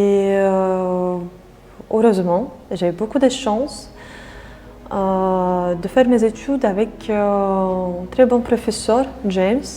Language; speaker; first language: French; non-native, fluent; Russian